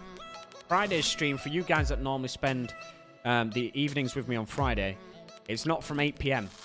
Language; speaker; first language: English; native; English